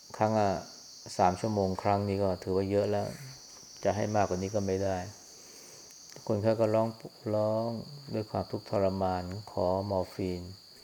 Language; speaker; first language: Thai; native; Thai